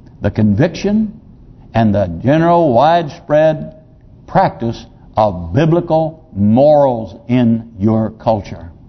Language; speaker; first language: English; native; English